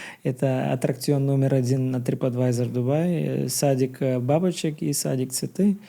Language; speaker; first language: Russian; non-native, learner; Bulgarian